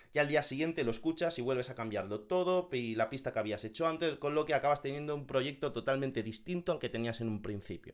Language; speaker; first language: Spanish; native; Spanish